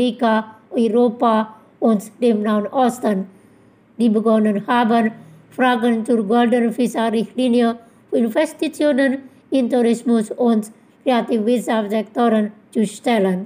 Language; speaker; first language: German; non-native, fluent; Indonesian